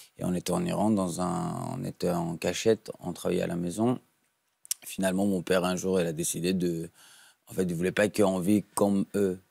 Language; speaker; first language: French; non-native, fluent; Persian